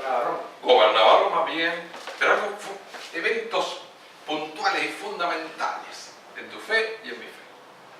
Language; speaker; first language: Spanish; native; Spanish